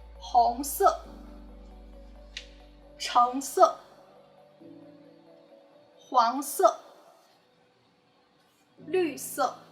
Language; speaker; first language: Chinese; non-native, fluent; English